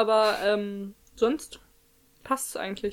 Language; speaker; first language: German; native; German